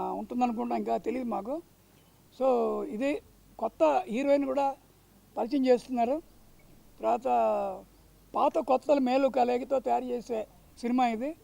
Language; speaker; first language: Telugu; native; Telugu